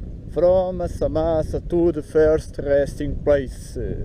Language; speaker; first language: English; non-native, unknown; Portuguese